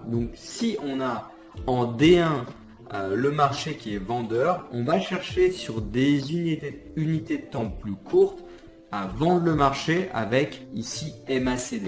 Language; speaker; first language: French; native; French